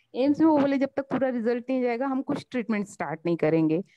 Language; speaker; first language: Hindi; native; Hindi